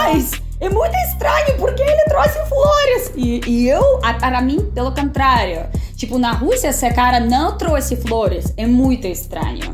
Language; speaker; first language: Portuguese; non-native, fluent; Russian